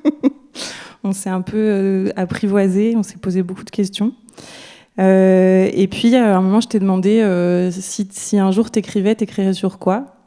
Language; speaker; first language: French; native; French